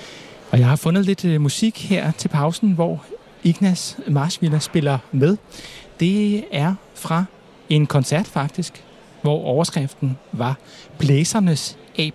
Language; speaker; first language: Danish; native; Danish